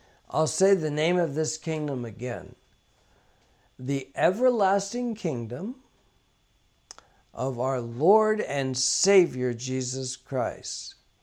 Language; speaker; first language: English; native; English